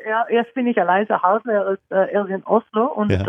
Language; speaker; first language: German; non-native, fluent; Norwegian